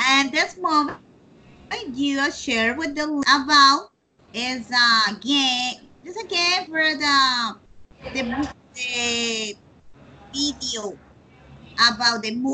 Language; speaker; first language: English; non-native, learner; Spanish